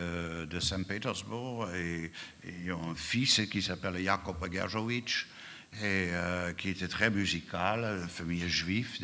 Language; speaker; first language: French; non-native, fluent; Dutch